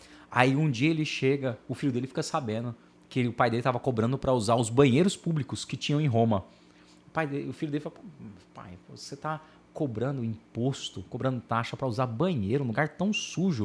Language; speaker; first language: Portuguese; native; Portuguese